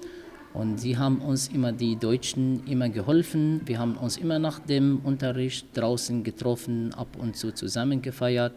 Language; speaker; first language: German; non-native, learner; Arabic